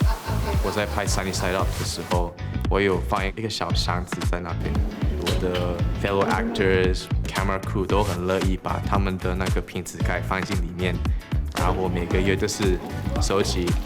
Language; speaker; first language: Chinese; early bilingual, heritage; Chinese